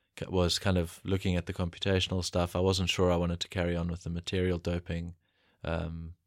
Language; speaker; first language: English; native; English